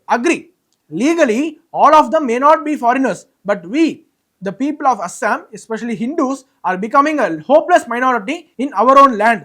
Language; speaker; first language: English; non-native, local second language; Tamil